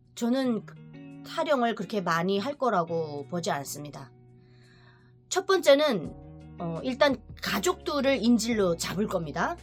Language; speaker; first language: Korean; native; Korean